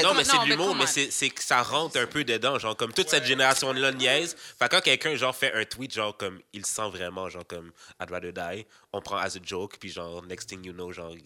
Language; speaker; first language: French; native; French